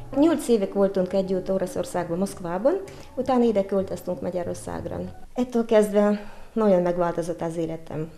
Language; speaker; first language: Hungarian; non-native, fluent; Russian